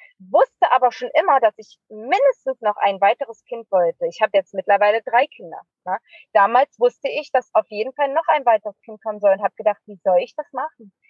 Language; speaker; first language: German; native; German